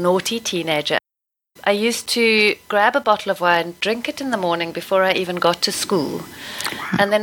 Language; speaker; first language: English; native; English